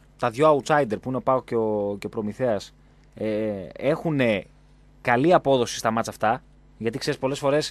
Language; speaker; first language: Greek; native; Greek